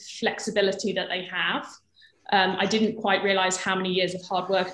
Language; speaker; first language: English; native; English